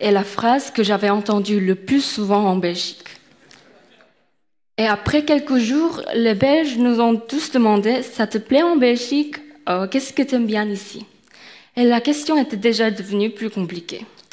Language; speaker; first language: French; non-native, fluent; Korean